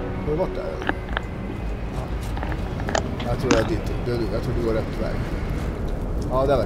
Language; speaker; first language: Swedish; native; Swedish